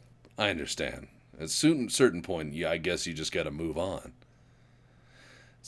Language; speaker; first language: English; native; English